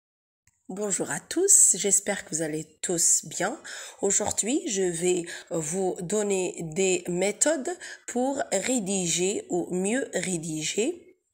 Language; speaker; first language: French; non-native, local second language; Arabic